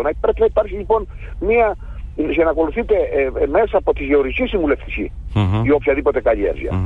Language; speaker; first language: Greek; native; Greek